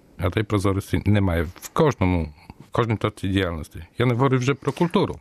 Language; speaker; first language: Ukrainian; early bilingual, heritage; Ukrainian